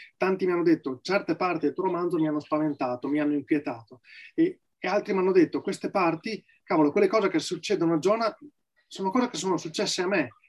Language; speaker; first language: Italian; native; Italian